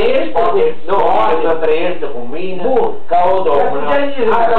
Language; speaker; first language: Romanian; non-native, learner; Italian